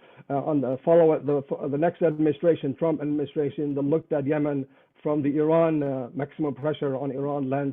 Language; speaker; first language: English; non-native, fluent; Arabic